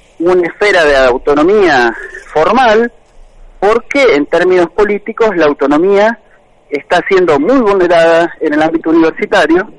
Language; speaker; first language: Spanish; native; Spanish